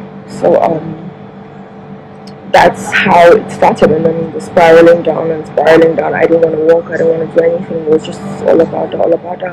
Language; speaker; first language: English; non-native, local second language; Hausa